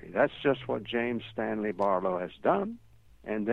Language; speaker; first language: English; native; English